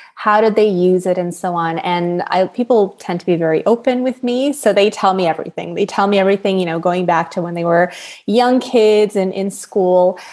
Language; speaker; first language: English; native; English